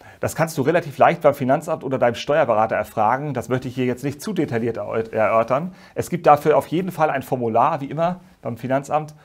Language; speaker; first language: German; native; German